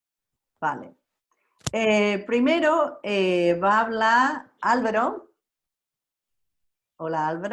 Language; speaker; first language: Spanish; non-native, fluent; English